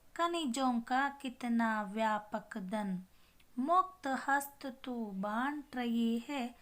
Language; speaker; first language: Hindi; non-native, local second language; Kannada